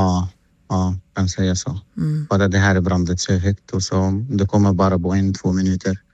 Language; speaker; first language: Swedish; non-native, learner; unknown